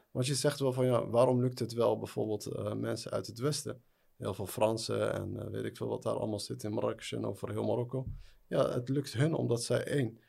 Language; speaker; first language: Dutch; early bilingual, other home language; Arabic